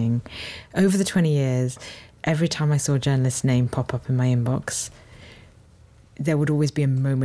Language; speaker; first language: English; native; English